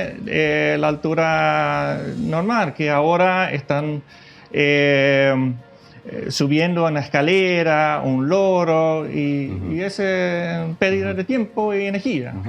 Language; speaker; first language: Spanish; non-native, fluent; Dutch